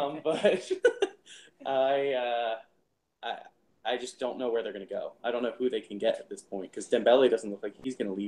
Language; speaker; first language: English; native; English